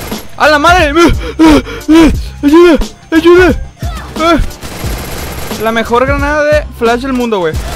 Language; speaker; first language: Spanish; native; Spanish